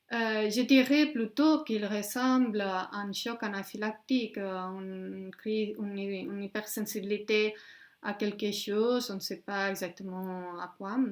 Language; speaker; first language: French; non-native, fluent; Spanish